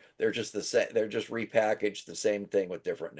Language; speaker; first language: English; native; English